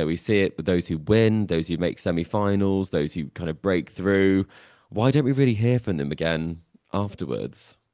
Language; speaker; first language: English; native; English